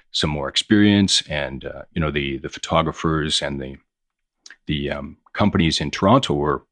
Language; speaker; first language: English; native; English